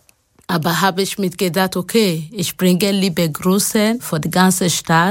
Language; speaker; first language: German; non-native, learner; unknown